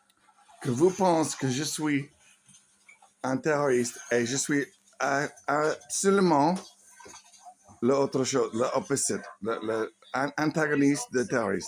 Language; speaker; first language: French; non-native, learner; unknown